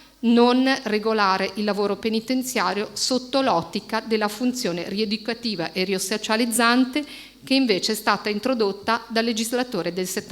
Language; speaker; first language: Italian; native; Italian